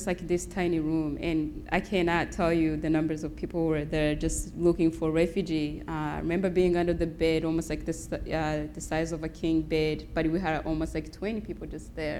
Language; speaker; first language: English; non-native, local second language; Kinyarwanda